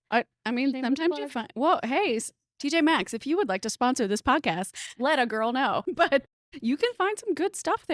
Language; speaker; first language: English; native; English